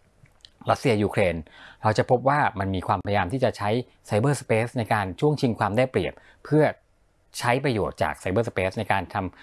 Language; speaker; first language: Thai; native; Thai